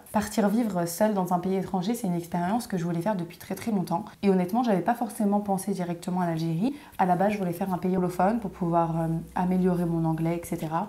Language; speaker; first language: French; native; French